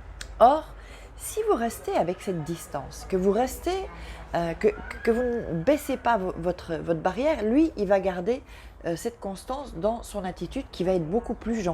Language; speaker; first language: French; native; French